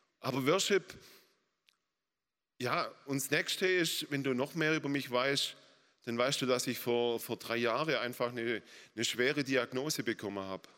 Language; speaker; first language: German; native; German